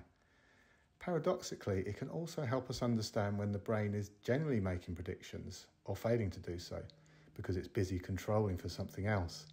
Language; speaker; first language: English; native; English